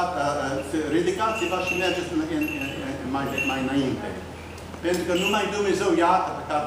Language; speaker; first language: Romanian; early bilingual, heritage; Romanian